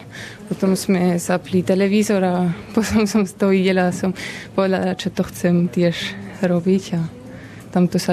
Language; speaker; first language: Slovak; early bilingual, heritage; Slovak